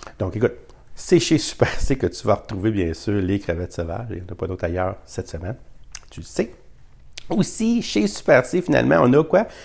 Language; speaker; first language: French; native; French